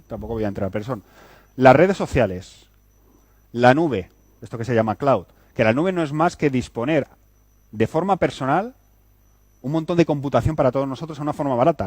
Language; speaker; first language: Spanish; native; Spanish